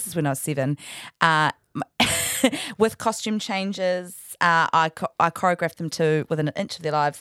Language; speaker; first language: English; native; English